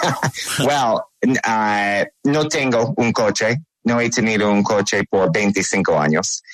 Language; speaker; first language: Spanish; non-native, learner; English